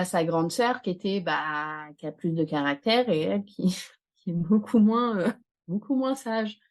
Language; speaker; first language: French; native; French